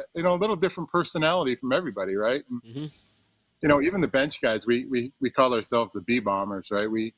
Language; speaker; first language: English; native; English